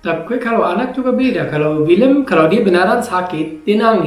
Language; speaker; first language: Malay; non-native, fluent; German